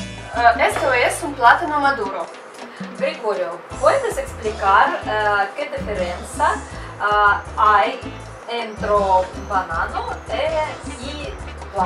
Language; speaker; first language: Spanish; non-native, learner; Russian